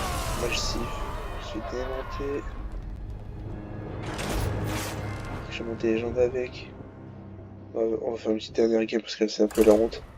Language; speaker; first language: French; native; French